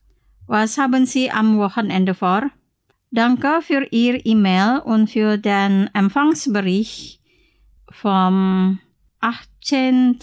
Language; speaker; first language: German; non-native, fluent; Indonesian